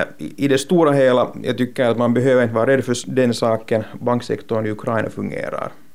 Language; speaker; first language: Swedish; native; Swedish